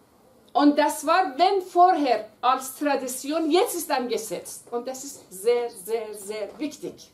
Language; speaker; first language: German; non-native, fluent; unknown